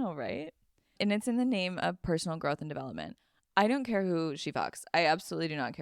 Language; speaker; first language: English; native; English